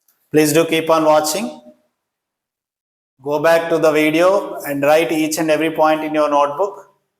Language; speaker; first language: English; non-native, local second language; Telugu